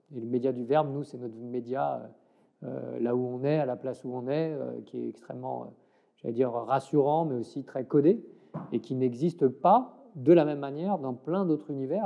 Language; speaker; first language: French; native; French